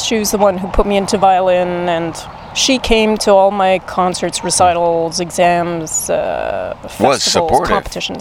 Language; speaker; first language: English; native; English